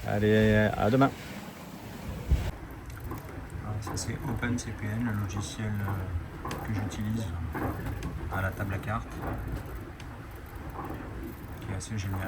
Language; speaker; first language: French; native; French